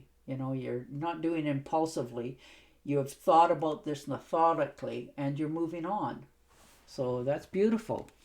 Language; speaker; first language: English; native; English